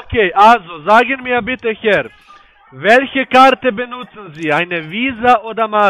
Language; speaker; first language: German; non-native, learner; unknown